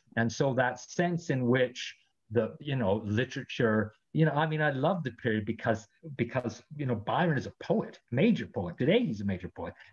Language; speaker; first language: English; native; English